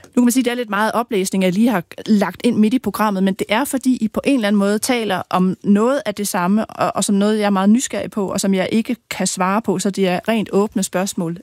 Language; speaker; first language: Danish; native; Danish